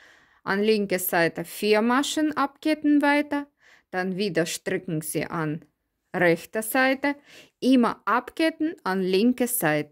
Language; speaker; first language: German; non-native, learner; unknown